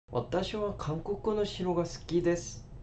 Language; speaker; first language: Japanese; non-native, learner; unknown